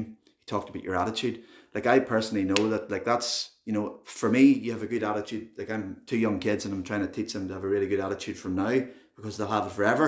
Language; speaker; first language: English; native; English